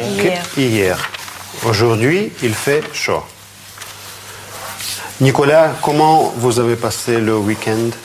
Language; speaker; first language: French; non-native, fluent; Russian